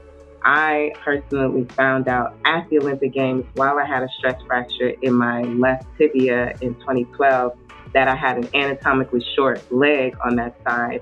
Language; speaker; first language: English; native; English